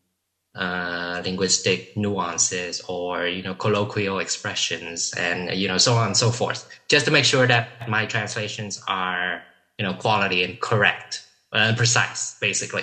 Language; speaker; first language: English; non-native, fluent; Vietnamese